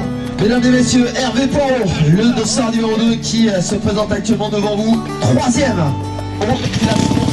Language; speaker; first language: French; native; French